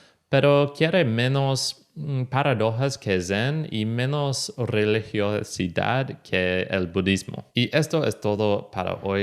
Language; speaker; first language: Spanish; non-native, fluent; English